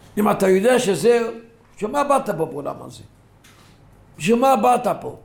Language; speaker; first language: Hebrew; non-native, local second language; Yiddish